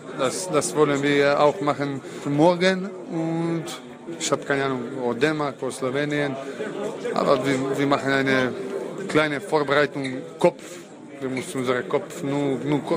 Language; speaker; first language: German; non-native, learner; Croatian